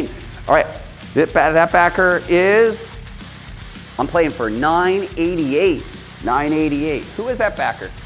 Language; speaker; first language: English; native; English